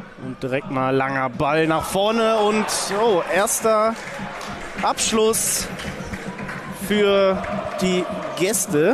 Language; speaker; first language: German; native; German